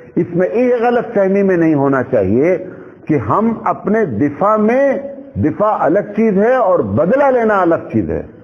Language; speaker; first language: Urdu; native; Urdu